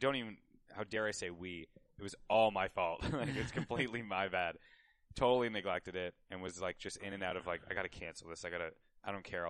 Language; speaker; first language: English; native; English